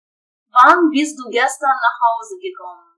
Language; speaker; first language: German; non-native, fluent; Russian